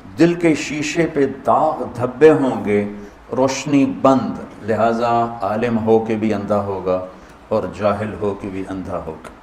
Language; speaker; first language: Urdu; non-native, local second language; Punjabi